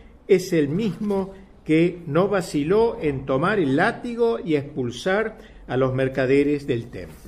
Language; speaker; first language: Spanish; native; Spanish